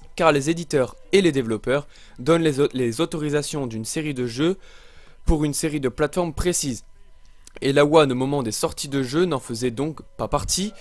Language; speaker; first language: French; native; French